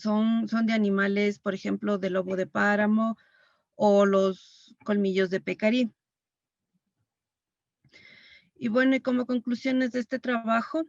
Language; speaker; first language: Spanish; native; Spanish